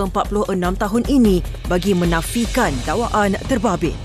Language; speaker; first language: Malay; native; Malay